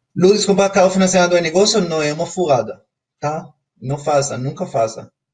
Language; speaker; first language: Portuguese; non-native, fluent; Hebrew